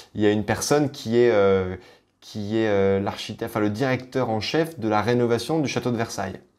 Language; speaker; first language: French; native; French